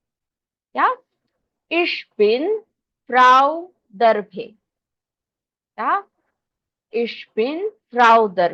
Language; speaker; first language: German; non-native, fluent; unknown